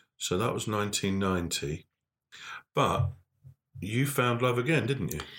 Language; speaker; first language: English; native; English